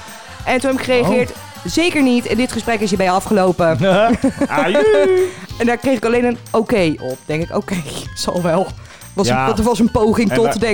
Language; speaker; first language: Dutch; native; Dutch